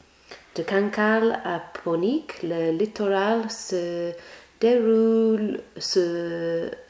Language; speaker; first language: French; non-native, learner; English